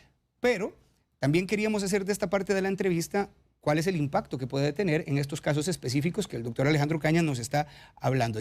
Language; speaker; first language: Spanish; native; Spanish